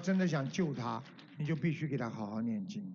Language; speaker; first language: Chinese; native; Chinese